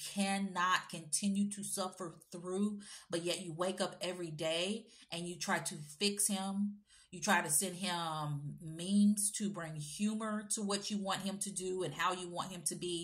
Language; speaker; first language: English; native; English